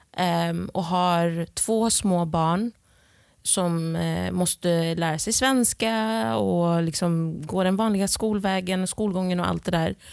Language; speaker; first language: Swedish; early bilingual, other home language; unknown